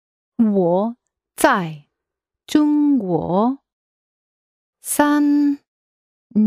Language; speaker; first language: Chinese; non-native, learner; English